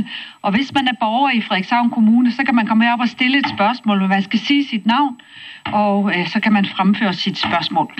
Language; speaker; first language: Danish; native; Danish